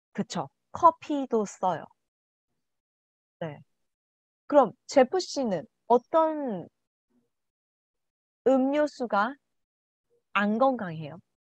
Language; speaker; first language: Korean; non-native, learner; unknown